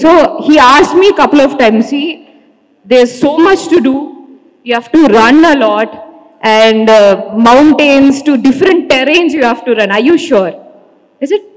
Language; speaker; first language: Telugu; non-native, learner; Malayalam